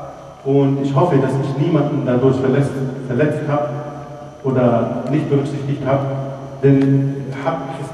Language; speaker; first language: German; non-native, fluent; Arabic